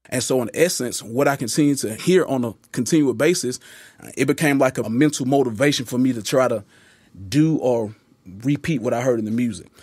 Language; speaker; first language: English; native; English